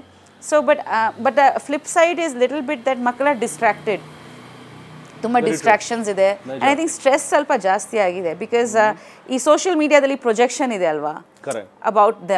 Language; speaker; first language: Kannada; non-native, local second language; Bangla